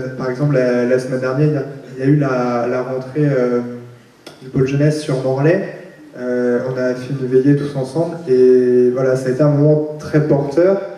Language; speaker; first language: French; native; French